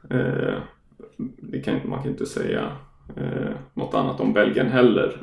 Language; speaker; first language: Swedish; non-native, fluent; German